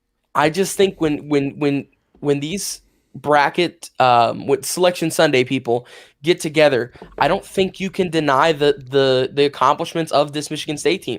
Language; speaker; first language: English; native; English